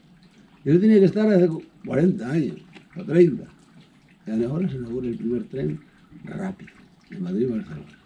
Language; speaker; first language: Spanish; non-native, local second language; Galician